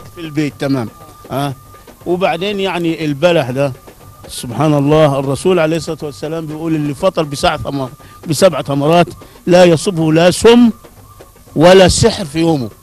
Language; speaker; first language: Arabic; non-native, local second language; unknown